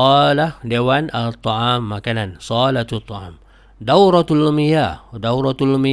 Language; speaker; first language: Arabic; non-native, fluent; Malay